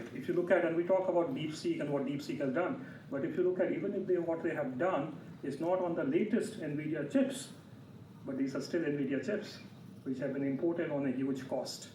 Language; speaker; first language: English; non-native, local second language; Bangla